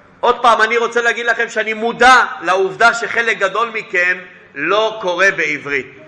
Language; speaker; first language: Hebrew; non-native, fluent; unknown